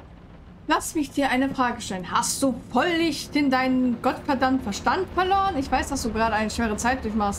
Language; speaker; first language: German; native; German